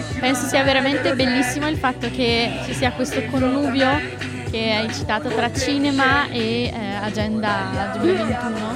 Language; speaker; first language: Italian; native; Italian